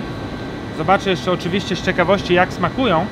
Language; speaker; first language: Polish; native; Polish